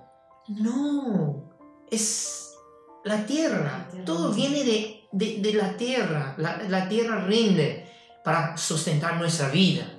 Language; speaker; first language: Spanish; non-native, fluent; Chinese